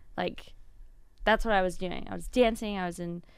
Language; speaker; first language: English; native; English